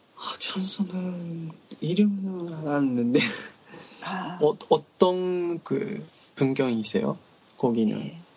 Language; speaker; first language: Korean; non-native, learner; Japanese